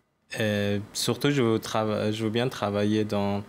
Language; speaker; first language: French; non-native, learner; Persian